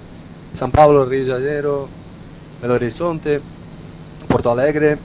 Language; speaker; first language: Portuguese; non-native, learner; Spanish